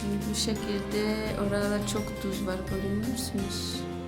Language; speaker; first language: Turkish; non-native, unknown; Spanish